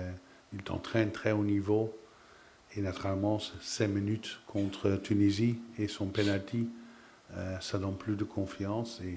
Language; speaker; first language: French; non-native, fluent; Dutch